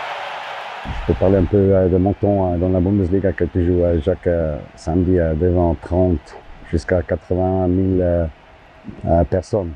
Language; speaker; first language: French; non-native, local second language; German